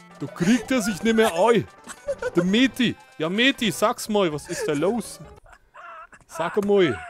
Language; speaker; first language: German; native; German